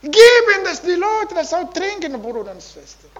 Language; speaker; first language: German; non-native, learner; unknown